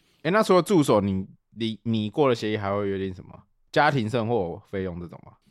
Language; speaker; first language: Chinese; native; Chinese